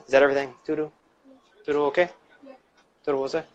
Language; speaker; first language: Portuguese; non-native, learner; English